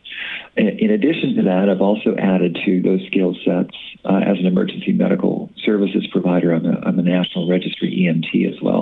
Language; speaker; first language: English; native; English